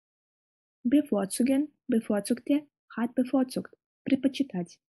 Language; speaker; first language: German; non-native, fluent; Russian